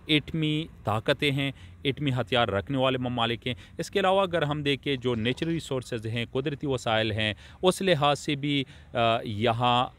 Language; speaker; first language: Urdu; non-native, local second language; Pashto